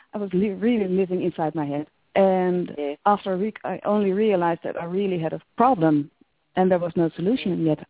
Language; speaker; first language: English; non-native, fluent; Dutch